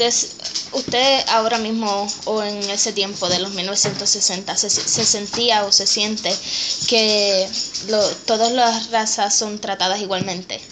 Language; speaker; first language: Spanish; early bilingual, heritage; Spanish